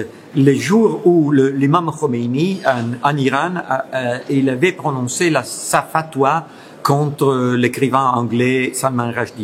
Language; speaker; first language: French; non-native, fluent; Italian